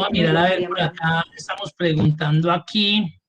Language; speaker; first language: Spanish; native; Spanish